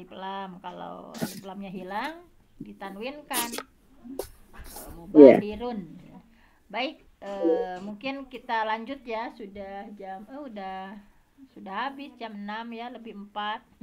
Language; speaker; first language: Indonesian; native; Indonesian